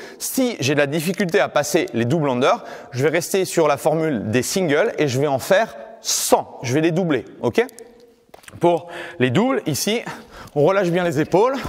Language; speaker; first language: French; native; French